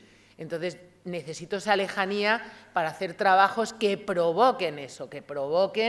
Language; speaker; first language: Spanish; native; Spanish